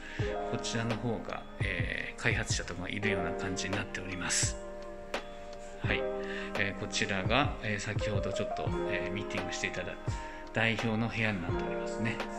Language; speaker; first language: Japanese; native; Japanese